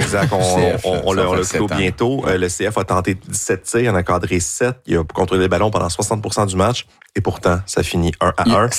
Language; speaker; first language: French; native; French